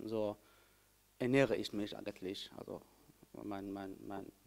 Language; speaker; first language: German; non-native, fluent; Kurdish